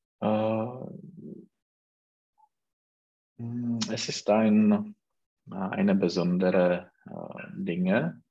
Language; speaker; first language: German; non-native, learner; Czech